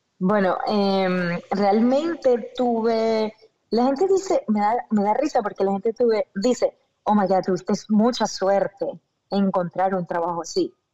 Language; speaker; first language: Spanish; native; Spanish